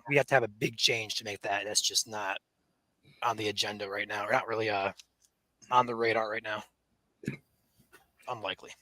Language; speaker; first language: English; native; English